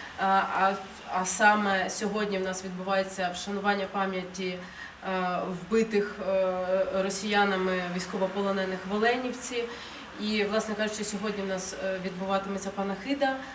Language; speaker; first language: Ukrainian; native; Ukrainian